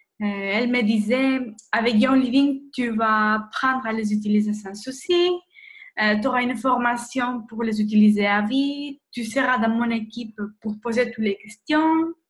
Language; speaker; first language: French; non-native, fluent; Spanish